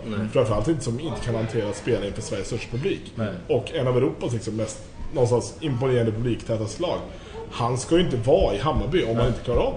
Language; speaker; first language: Swedish; native; Swedish